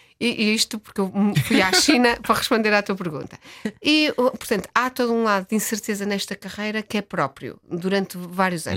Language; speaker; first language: Portuguese; native; Portuguese